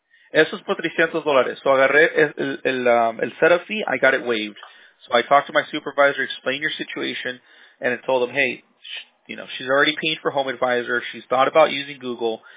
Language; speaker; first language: English; early bilingual, other home language; Spanish